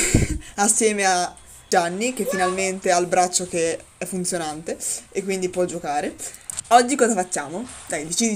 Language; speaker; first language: Italian; native; Italian